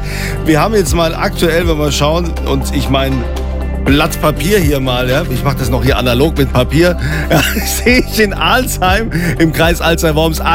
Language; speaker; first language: German; native; German